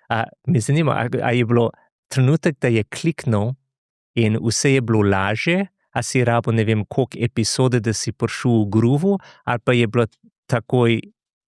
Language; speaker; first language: Slovenian; non-native, fluent; English